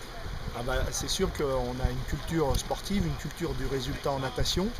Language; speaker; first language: French; native; French